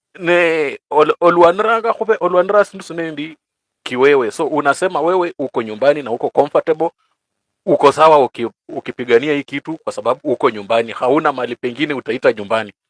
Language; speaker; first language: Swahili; non-native, local second language; Luyia